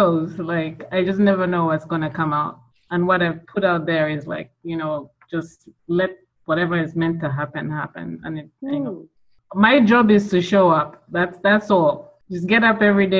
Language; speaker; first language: English; non-native, local second language; Ganda